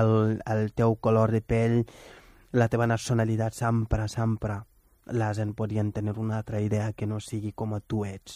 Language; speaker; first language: Catalan; non-native, fluent; Wolof